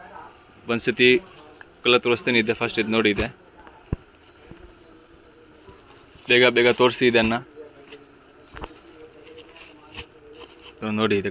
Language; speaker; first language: Kannada; non-native, local second language; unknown